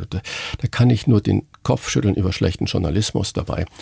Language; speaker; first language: German; native; German